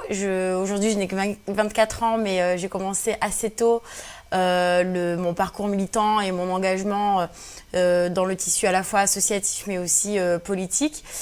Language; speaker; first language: French; early bilingual, other home language; Kabyle